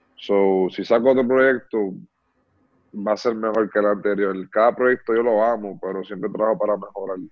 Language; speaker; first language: Spanish; early bilingual, heritage; Spanish